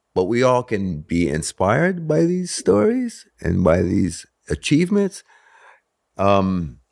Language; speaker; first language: English; native; English